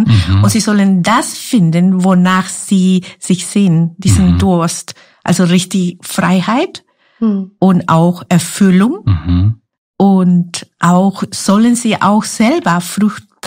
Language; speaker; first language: German; non-native, fluent; Spanish